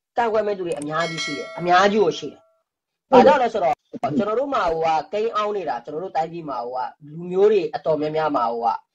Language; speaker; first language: Burmese; non-native, local second language; Rohingya